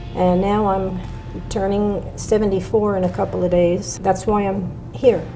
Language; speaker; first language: English; native; English